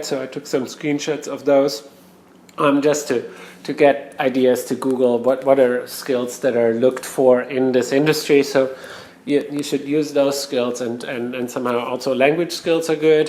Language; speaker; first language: English; non-native, fluent; German